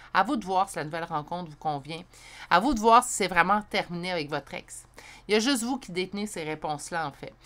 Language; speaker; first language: French; native; French